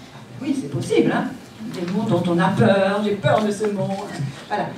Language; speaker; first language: French; native; French